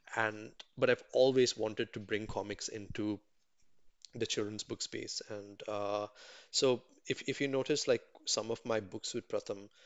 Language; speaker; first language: English; non-native, local second language; Tamil